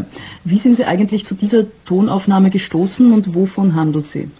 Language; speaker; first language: German; native; German